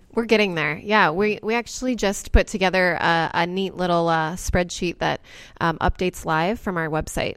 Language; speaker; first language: English; native; English